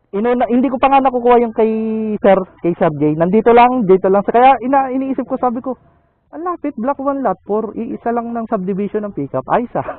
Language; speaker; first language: Filipino; native; Filipino